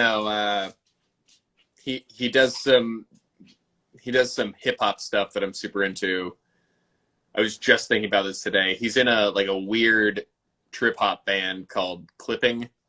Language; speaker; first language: English; native; English